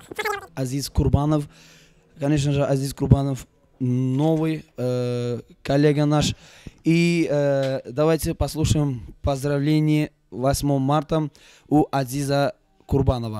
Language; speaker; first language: Russian; non-native, local second language; Uzbek